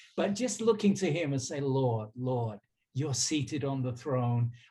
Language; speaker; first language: English; native; English